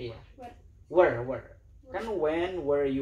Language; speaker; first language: English; non-native, learner; Indonesian